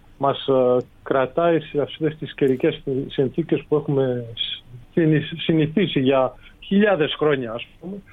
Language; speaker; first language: Greek; early bilingual, heritage; Greek